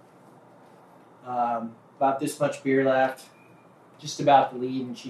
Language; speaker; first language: English; native; English